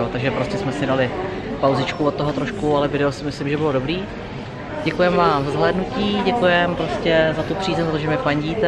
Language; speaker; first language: Czech; native; Czech